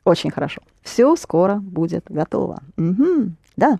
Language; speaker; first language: Russian; non-native, fluent; English